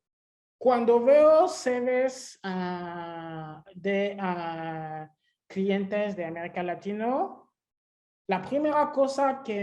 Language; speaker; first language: Spanish; non-native, fluent; French